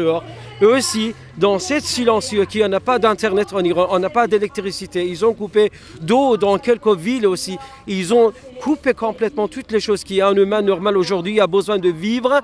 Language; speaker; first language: French; non-native, fluent; Persian